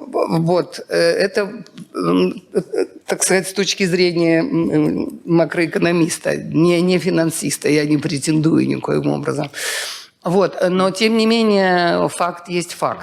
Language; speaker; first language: Russian; native; Russian